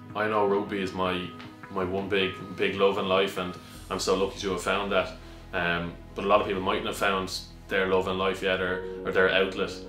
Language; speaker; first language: English; native; English